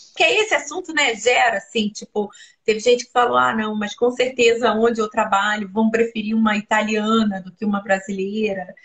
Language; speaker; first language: Portuguese; native; Portuguese